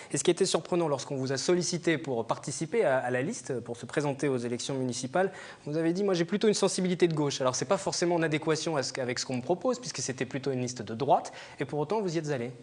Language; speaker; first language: French; native; French